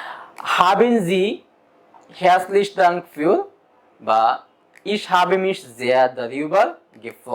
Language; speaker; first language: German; non-native, fluent; Bangla